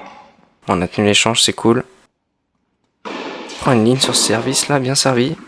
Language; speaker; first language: French; native; French